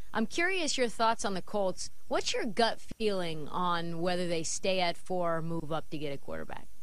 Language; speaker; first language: English; native; English